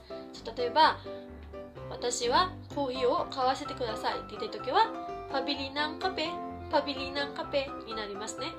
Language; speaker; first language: Japanese; non-native, fluent; Filipino